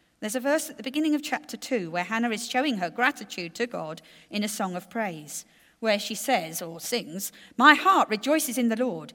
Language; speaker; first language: English; native; English